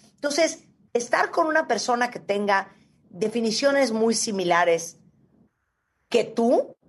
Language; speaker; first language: Spanish; native; Spanish